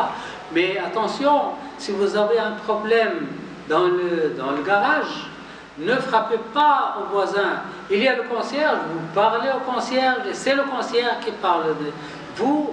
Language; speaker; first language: French; non-native, local second language; Arabic